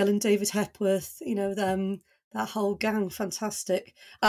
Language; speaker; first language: English; native; English